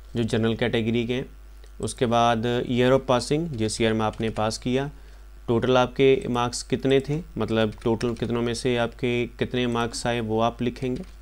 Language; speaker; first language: Hindi; non-native, local second language; Punjabi